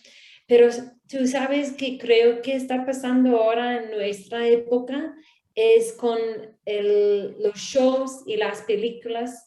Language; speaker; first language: Spanish; non-native, learner; English